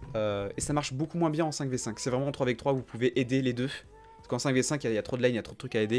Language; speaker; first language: French; native; French